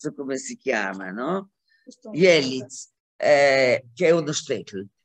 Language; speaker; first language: Italian; non-native, fluent; Hebrew